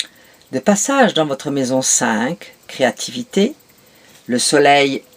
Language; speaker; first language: French; native; French